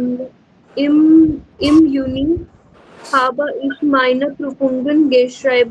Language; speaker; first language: German; non-native, learner; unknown